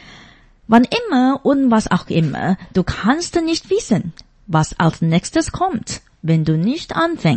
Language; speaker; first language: German; non-native, fluent; Chinese